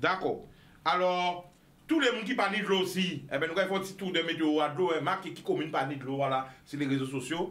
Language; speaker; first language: French; non-native, local second language; Guadeloupean Creole French